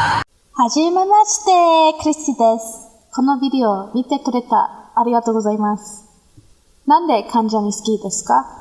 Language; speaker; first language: Japanese; non-native, learner; English